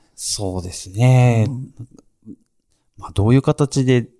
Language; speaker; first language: Japanese; native; Japanese